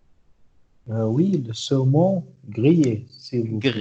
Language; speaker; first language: French; non-native, learner; Arabic